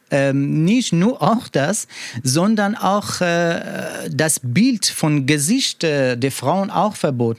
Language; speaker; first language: German; non-native, learner; Persian